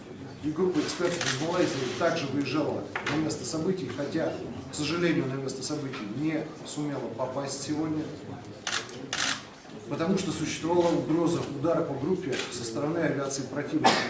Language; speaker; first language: Russian; native; Russian